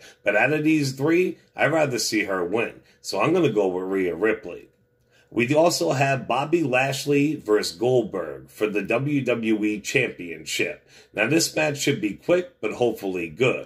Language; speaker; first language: English; native; English